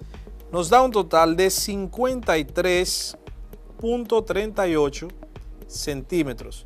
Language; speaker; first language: Spanish; native; Spanish